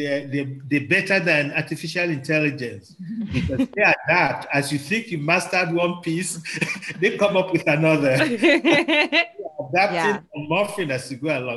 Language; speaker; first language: English; non-native, local second language; Yoruba